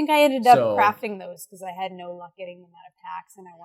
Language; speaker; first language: English; native; English